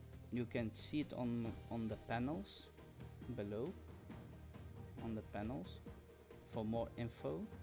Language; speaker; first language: English; non-native, learner; Dutch